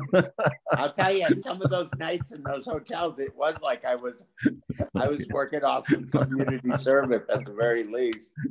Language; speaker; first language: English; native; English